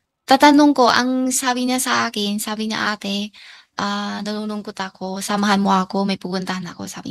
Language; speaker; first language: Filipino; non-native, learner; Chinese